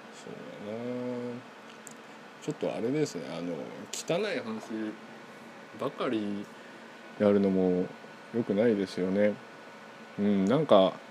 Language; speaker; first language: Japanese; non-native, fluent; Korean